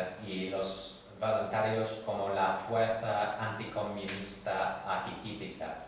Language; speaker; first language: Spanish; non-native, fluent; English